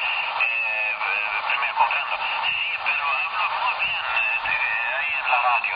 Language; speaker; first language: Spanish; non-native, learner; Swedish